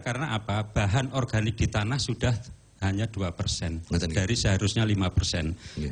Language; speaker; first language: Indonesian; non-native, local second language; Javanese